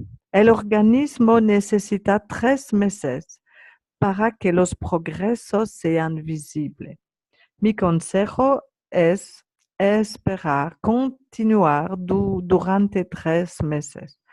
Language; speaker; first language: Spanish; non-native, learner; French